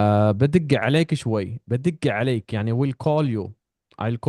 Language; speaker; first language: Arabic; non-native, fluent; Urdu